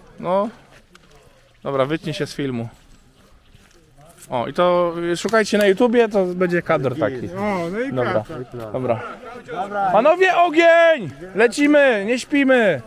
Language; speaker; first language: Polish; native; Polish